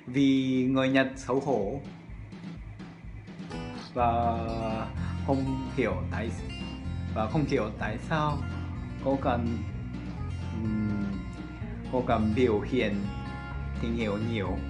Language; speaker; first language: Vietnamese; non-native, fluent; Japanese